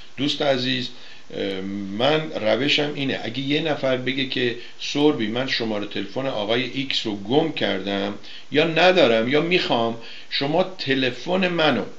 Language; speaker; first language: Persian; native; Persian